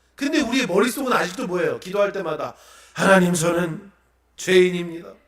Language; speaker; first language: Korean; native; Korean